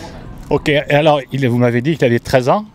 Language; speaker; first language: French; native; French